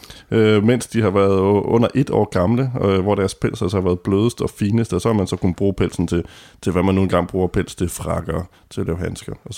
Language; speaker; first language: Danish; native; Danish